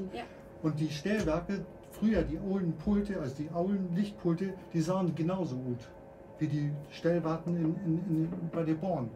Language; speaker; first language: German; native; German